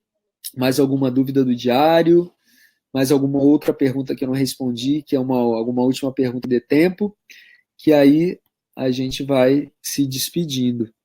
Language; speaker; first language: Portuguese; native; Portuguese